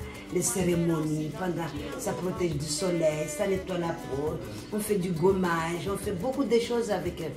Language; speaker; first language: French; non-native, local second language; Comorian